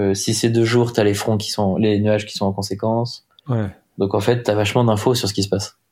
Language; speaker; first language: French; native; French